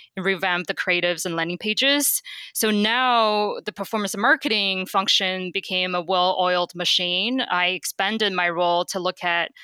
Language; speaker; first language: English; non-native, fluent; Chinese